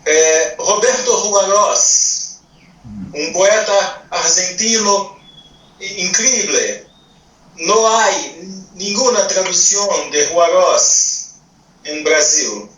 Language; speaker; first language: Spanish; non-native, learner; Portuguese